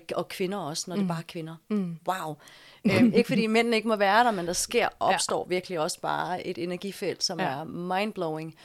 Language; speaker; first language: Danish; early bilingual, other home language; English